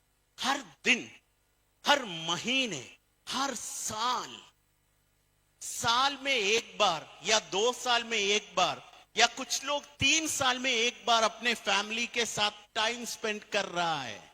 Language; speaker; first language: Hindi; non-native, fluent; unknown